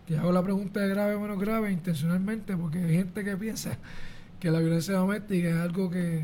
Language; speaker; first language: Spanish; native; Spanish